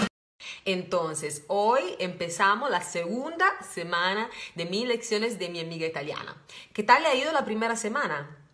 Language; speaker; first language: Spanish; non-native, fluent; Italian